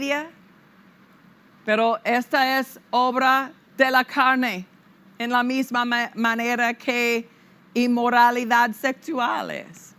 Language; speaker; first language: Spanish; non-native, fluent; English